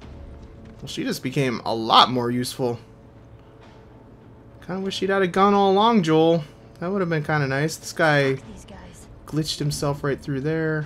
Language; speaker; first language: English; native; English